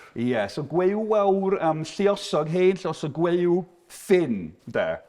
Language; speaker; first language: Welsh; non-native, fluent; English